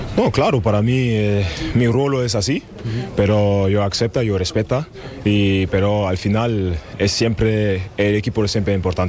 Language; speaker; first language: Spanish; non-native, learner; German